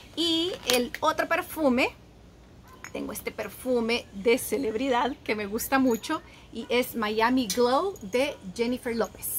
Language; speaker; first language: Spanish; native; Spanish